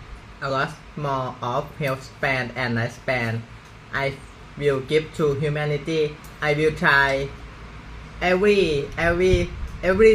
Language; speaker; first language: English; non-native, learner; Thai